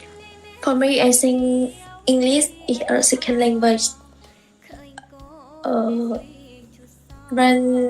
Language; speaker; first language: English; non-native, learner; Khmer